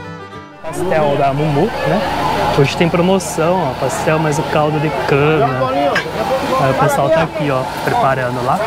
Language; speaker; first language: Portuguese; native; Portuguese